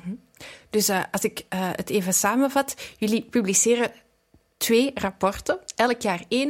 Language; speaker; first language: Dutch; native; Dutch